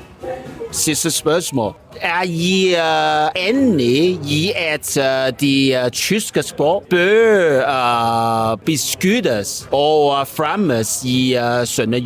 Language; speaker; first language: Danish; non-native, learner; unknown